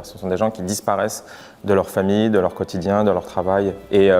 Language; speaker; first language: French; native; French